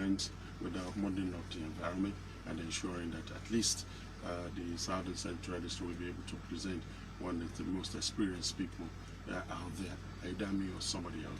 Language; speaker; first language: English; non-native, local second language; Yoruba